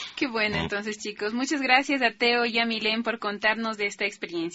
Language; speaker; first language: Spanish; native; Spanish